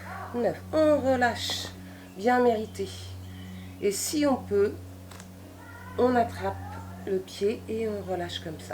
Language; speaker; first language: French; native; French